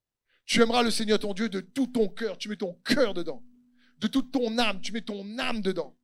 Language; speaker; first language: French; native; French